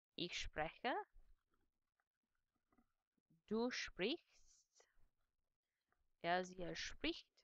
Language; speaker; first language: German; non-native, fluent; English